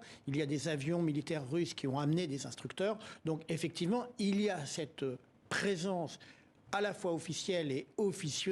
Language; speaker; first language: French; native; French